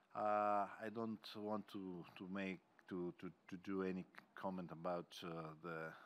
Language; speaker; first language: English; non-native, fluent; Greek